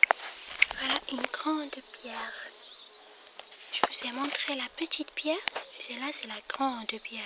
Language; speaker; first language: French; non-native, local second language; Arabic